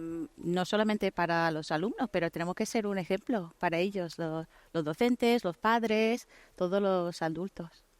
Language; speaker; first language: Spanish; non-native, fluent; English